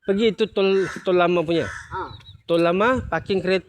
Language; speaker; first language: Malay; non-native, local second language; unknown